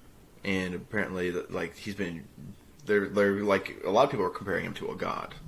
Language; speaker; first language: English; native; English